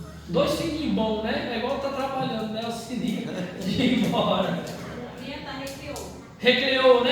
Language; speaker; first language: Portuguese; native; Portuguese